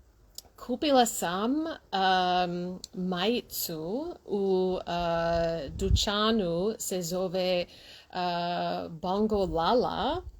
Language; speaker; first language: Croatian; non-native, learner; English